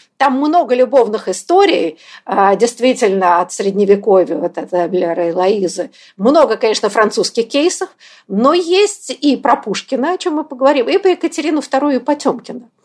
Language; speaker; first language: Russian; native; Russian